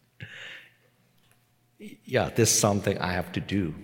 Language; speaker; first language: English; non-native, local second language; Cantonese